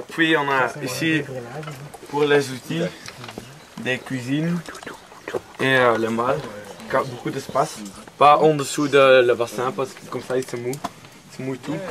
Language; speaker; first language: French; non-native, local second language; Dutch